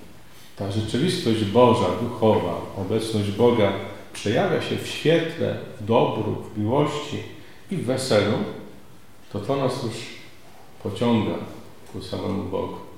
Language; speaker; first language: Polish; native; Polish